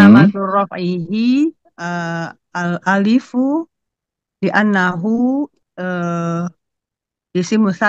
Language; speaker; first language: Arabic; non-native, learner; Indonesian